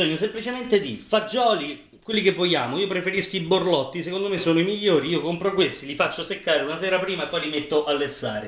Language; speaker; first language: Italian; native; Italian